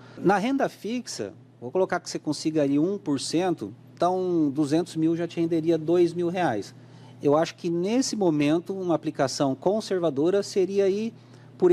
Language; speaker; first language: Portuguese; native; Portuguese